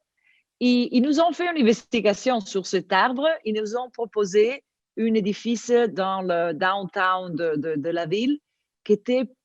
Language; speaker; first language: French; non-native, learner; Italian